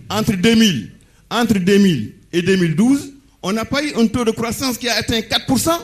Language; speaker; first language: French; non-native, local second language; Wolof